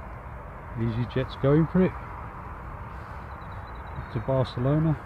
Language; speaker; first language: English; native; English